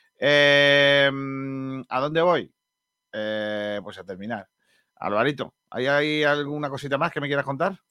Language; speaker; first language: Spanish; native; Spanish